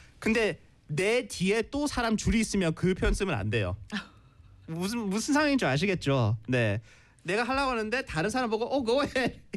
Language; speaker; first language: Korean; native; Korean